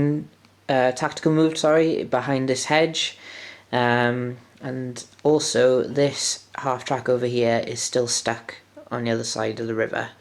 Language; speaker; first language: English; native; English